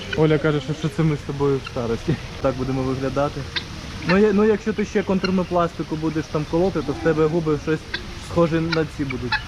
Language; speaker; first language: Ukrainian; non-native, local second language; Russian